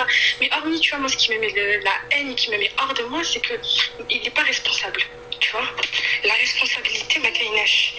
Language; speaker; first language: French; early bilingual, other home language; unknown